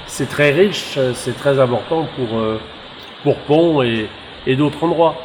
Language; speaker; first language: French; native; French